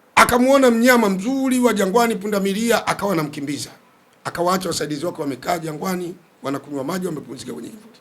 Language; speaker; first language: Swahili; native; Swahili